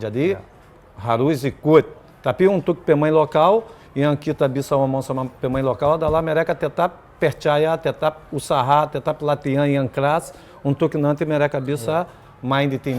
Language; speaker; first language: Indonesian; non-native, fluent; Portuguese